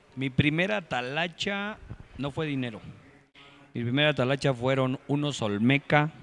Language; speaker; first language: Spanish; native; Spanish